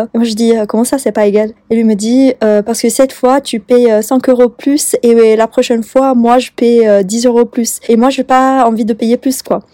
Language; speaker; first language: French; non-native, fluent; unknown